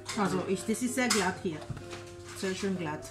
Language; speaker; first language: German; non-native, learner; Spanish